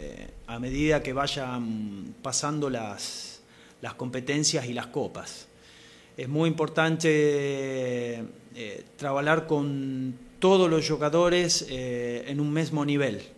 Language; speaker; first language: Spanish; non-native, fluent; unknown